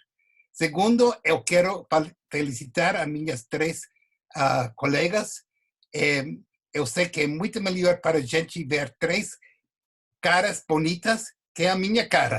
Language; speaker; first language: Portuguese; non-native, fluent; English